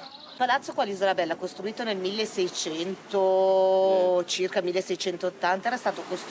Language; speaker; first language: Italian; native; Italian